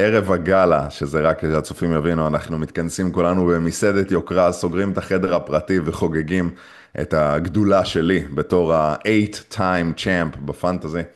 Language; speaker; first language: Hebrew; native; Hebrew